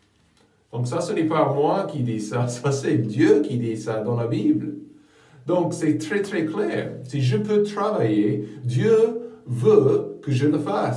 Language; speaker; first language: French; non-native, fluent; English